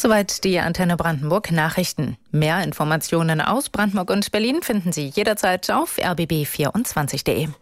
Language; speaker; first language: German; native; German